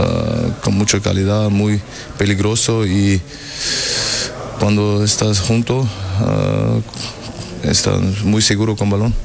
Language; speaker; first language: Spanish; non-native, learner; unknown